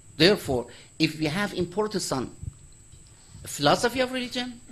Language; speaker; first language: English; non-native, fluent; Persian